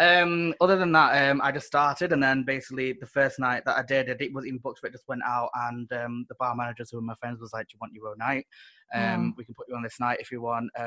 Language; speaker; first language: English; native; English